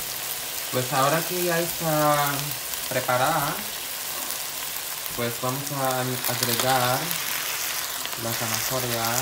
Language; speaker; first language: Spanish; non-native, fluent; Filipino